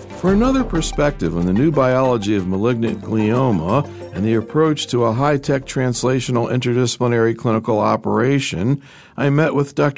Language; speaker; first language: English; native; English